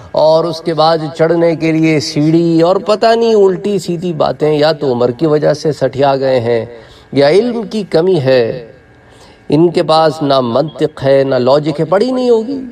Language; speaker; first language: Urdu; non-native, local second language; Punjabi